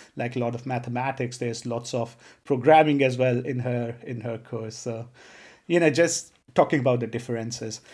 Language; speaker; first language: English; non-native, local second language; Punjabi